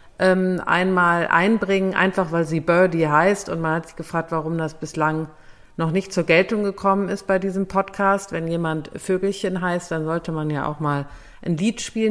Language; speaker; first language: German; native; German